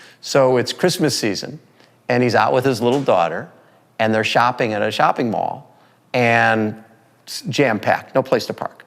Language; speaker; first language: English; native; English